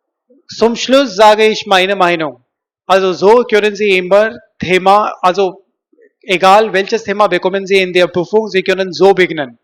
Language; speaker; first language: German; non-native, learner; Hindi